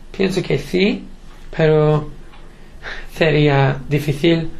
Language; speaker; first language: Spanish; non-native, learner; English